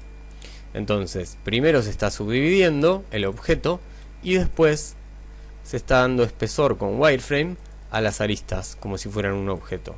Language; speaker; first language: Spanish; native; Spanish